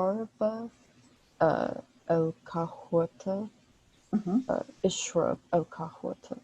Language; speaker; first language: Arabic; non-native, learner; English